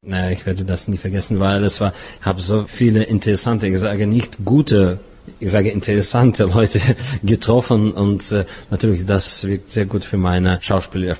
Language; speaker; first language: German; non-native, fluent; Russian